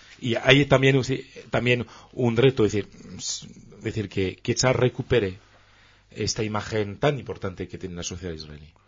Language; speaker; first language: Spanish; non-native, fluent; French